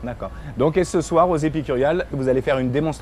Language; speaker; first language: French; native; French